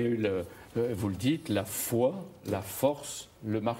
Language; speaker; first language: French; native; French